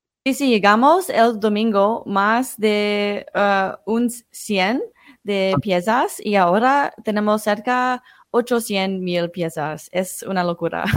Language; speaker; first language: Spanish; non-native, fluent; English